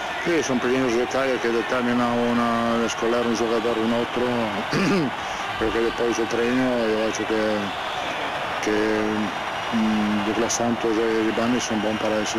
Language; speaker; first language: Portuguese; non-native, fluent; Italian